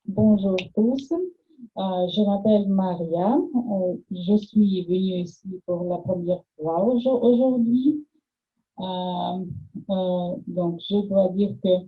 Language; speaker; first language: French; non-native, fluent; Russian